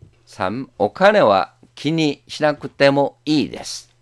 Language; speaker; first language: Japanese; non-native, fluent; Korean